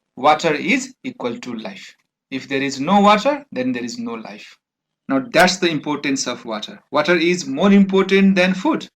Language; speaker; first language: English; non-native, local second language; Nepali